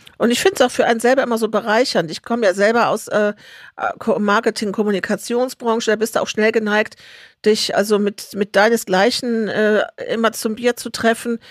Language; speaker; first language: German; native; German